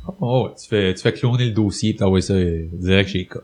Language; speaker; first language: French; native; French